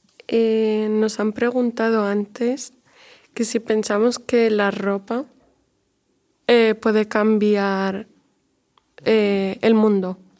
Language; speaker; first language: Spanish; native; Spanish